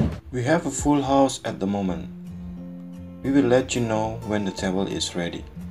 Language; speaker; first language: English; non-native, learner; Indonesian